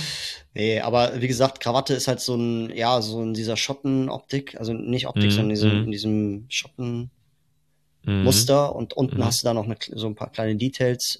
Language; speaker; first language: German; native; German